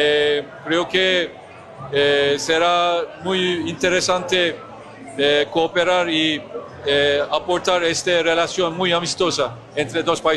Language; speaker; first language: Spanish; non-native, fluent; Turkish